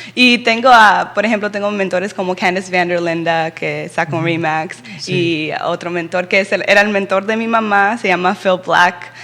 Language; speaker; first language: Spanish; early bilingual, heritage; Spanish